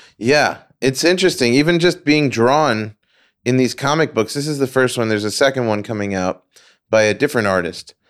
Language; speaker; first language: English; native; English